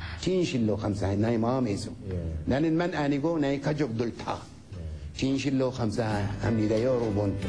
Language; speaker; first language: Korean; non-native, learner; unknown